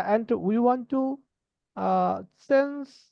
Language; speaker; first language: English; non-native, learner; Bangla